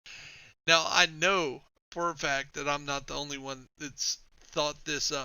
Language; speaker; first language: English; native; English